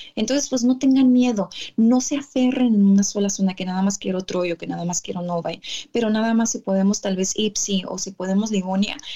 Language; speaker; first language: Spanish; native; Spanish